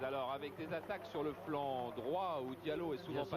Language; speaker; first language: French; native; French